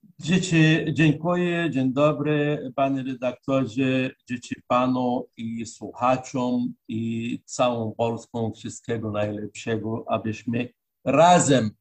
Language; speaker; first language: Polish; non-native, fluent; Arabic